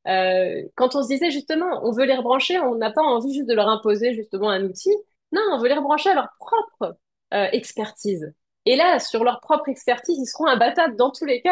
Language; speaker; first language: French; native; French